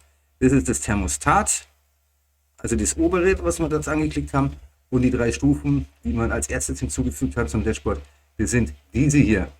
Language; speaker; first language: German; native; German